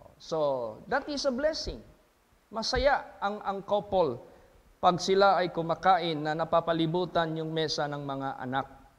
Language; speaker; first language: Filipino; native; Filipino